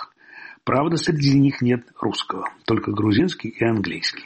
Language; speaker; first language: Russian; native; Russian